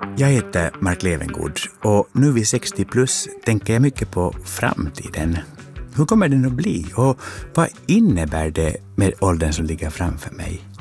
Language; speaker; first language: Swedish; native; Swedish